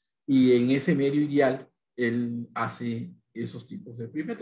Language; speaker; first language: Spanish; native; Spanish